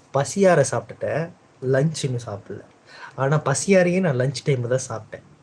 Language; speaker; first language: Tamil; early bilingual, heritage; Tamil